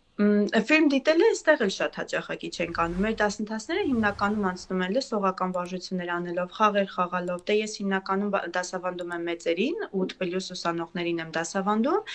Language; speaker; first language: Armenian; native; Armenian